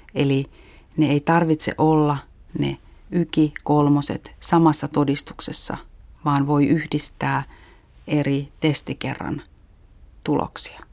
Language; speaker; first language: Finnish; native; Finnish